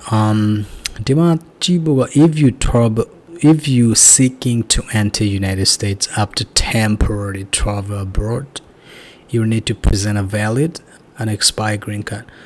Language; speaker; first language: English; non-native, learner; Burmese